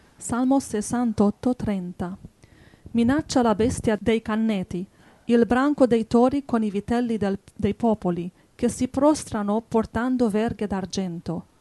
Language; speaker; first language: Italian; native; Italian